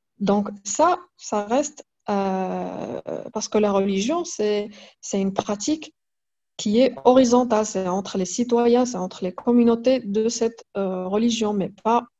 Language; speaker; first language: French; non-native, local second language; Arabic